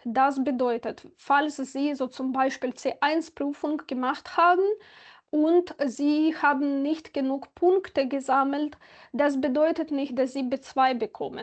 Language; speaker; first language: German; non-native, fluent; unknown